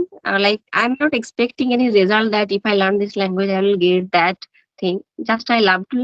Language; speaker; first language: English; non-native, learner; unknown